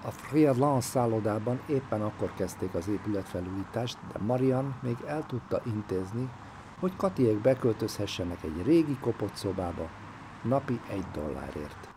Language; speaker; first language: Hungarian; native; Hungarian